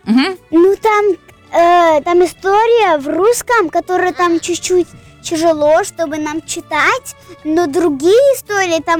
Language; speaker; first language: Russian; early bilingual, heritage; Russian